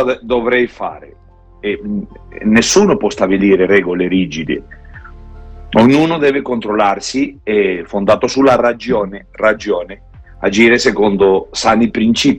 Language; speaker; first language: Italian; non-native, fluent; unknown